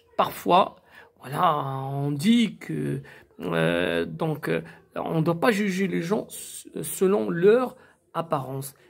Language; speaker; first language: French; non-native, local second language; Arabic